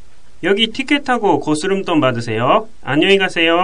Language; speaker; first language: Korean; non-native, fluent; Japanese